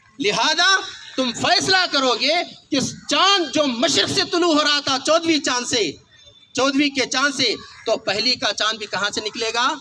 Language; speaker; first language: Urdu; native; Urdu